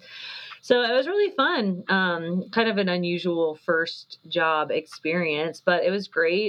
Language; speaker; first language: English; native; English